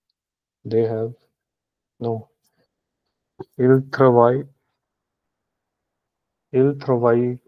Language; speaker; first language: French; non-native, learner; Punjabi